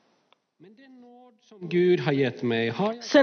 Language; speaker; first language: Swedish; non-native, fluent; Finnish